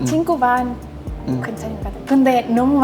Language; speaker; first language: Korean; non-native, learner; Spanish